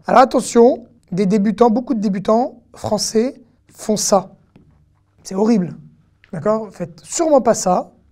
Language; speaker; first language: French; native; French